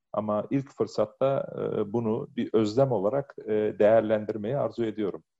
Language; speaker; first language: Turkish; early bilingual, heritage; Turkish